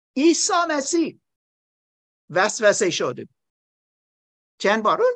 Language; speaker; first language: Persian; non-native, learner; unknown